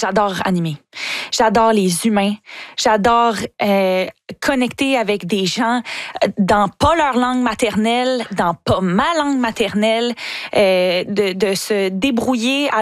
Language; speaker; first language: French; native; French